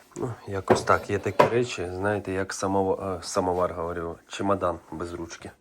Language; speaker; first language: Ukrainian; non-native, local second language; Russian